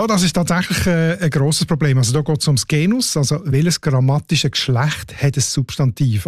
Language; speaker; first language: German; native; German